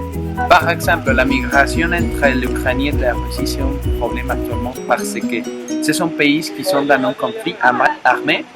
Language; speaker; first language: French; non-native, learner; Spanish